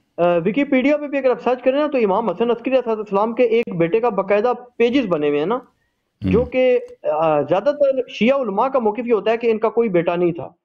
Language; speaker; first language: Urdu; native; Urdu